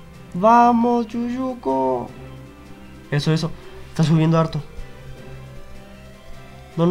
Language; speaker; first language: Spanish; native; Spanish